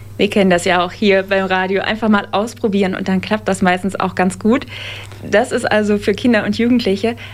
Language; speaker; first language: German; native; German